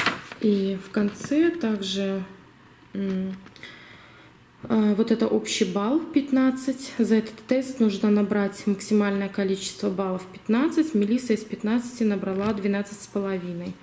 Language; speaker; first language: Russian; native; Russian